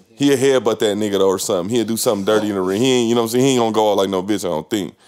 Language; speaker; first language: English; native; English